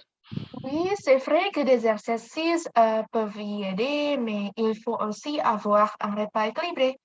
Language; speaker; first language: French; non-native, learner; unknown